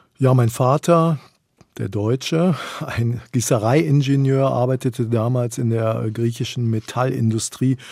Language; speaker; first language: German; native; German